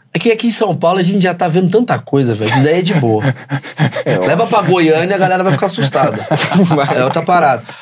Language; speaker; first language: Portuguese; native; Portuguese